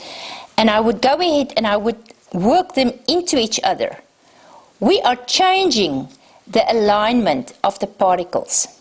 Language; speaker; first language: English; non-native, local second language; Afrikaans